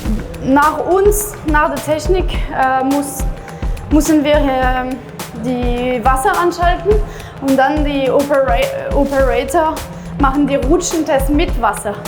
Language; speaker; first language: German; non-native, fluent; French